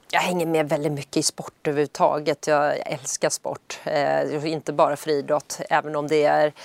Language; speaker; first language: Swedish; native; Swedish